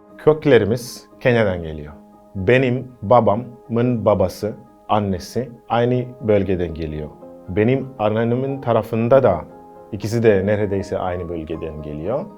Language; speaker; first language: Turkish; non-native, fluent; Gusii